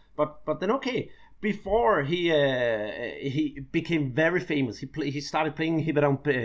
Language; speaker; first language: English; non-native, fluent; Danish